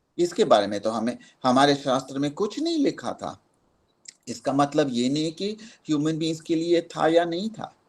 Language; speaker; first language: Hindi; non-native, local second language; Marathi